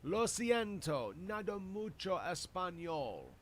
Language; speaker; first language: Spanish; non-native, learner; English